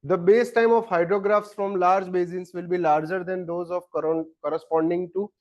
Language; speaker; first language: English; non-native, local second language; Gujarati